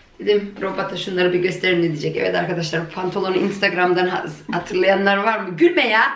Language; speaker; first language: Turkish; early bilingual, heritage; Turkish